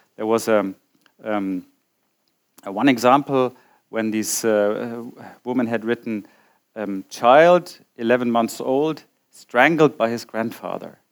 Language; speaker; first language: English; non-native, fluent; German